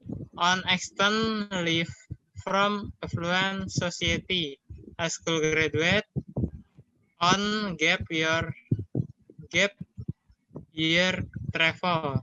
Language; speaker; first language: English; non-native, learner; Indonesian